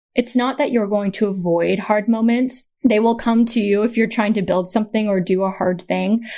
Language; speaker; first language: English; native; English